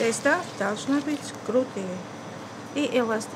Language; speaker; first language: Russian; non-native, fluent; Georgian